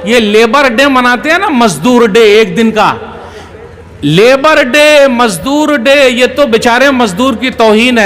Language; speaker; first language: Hindi; native; Hindi